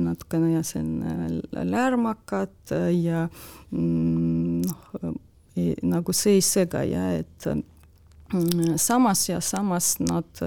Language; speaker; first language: Estonian; non-native, local second language; Russian